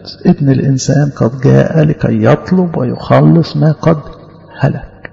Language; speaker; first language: Arabic; native; Arabic